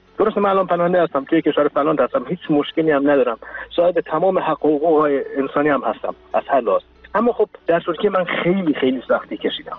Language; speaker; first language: Persian; non-native, local second language; Kurdish